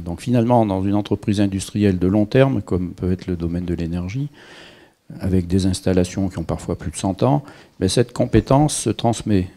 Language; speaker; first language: French; native; French